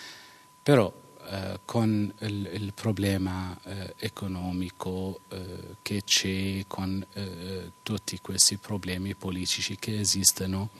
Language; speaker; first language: Italian; non-native, fluent; Arabic